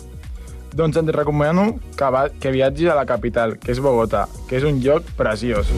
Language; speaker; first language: Catalan; non-native, learner; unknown